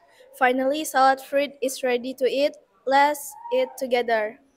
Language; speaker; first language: English; non-native, learner; Indonesian